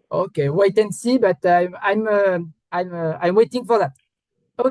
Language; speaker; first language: English; non-native, learner; French